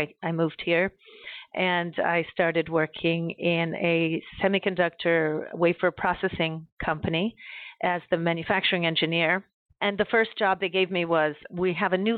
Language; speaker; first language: English; native; English